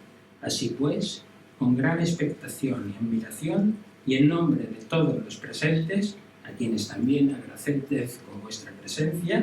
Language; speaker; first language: Spanish; native; Spanish